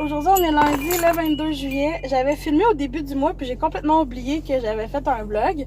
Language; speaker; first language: French; native; French